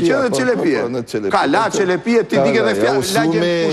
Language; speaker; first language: Albanian; native; Albanian